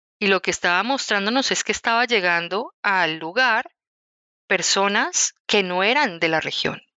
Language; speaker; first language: Spanish; native; Spanish